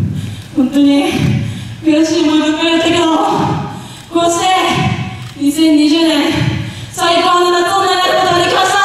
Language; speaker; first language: Japanese; native; Japanese